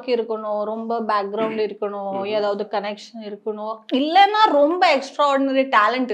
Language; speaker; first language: Tamil; non-native, learner; Malayalam